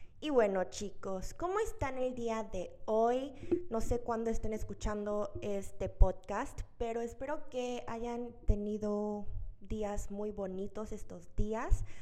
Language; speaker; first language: Spanish; early bilingual, other home language; Korean